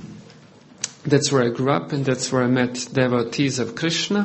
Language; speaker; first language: English; non-native, fluent; Croatian